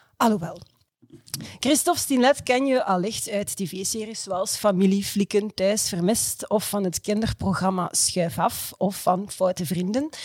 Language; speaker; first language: Dutch; native; Dutch